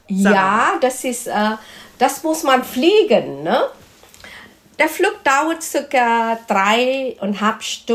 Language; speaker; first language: German; non-native, fluent; Malay